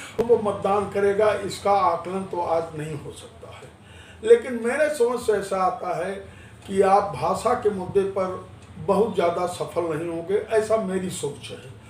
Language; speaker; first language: Hindi; non-native, local second language; Marathi